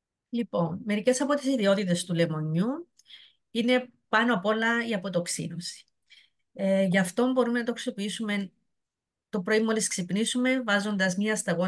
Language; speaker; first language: Greek; native; Greek